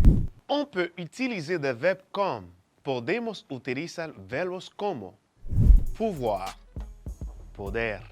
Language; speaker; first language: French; non-native, fluent; Spanish